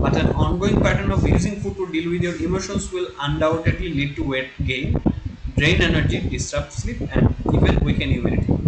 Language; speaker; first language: English; non-native, local second language; Bangla